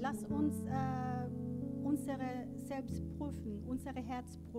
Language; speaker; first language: German; non-native, learner; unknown